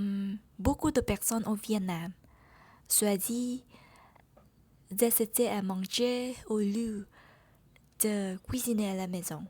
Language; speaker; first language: French; non-native, learner; Vietnamese